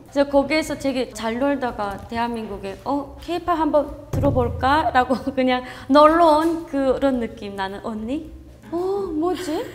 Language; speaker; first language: Korean; native; Korean